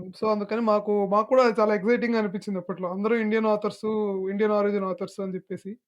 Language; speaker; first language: Telugu; native; Telugu